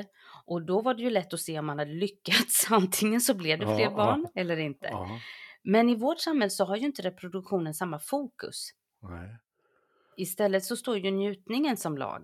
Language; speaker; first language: Swedish; native; Swedish